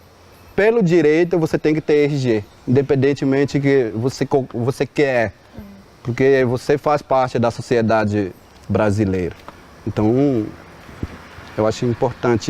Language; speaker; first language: Portuguese; non-native, local second language; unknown